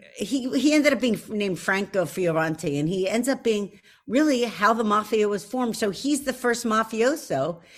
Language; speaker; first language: English; native; English